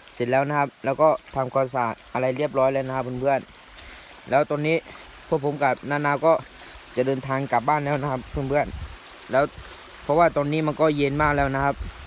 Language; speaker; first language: Thai; non-native, local second language; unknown